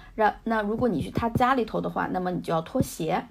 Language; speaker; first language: Chinese; native; Chinese